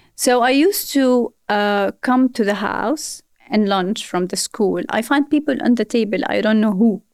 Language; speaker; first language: English; non-native, fluent; Arabic